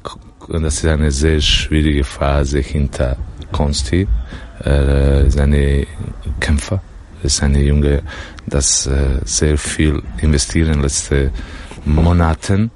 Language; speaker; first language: German; non-native, learner; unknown